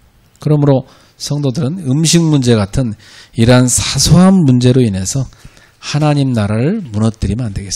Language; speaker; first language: Korean; native; Korean